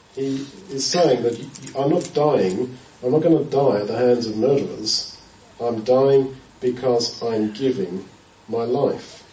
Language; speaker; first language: English; native; English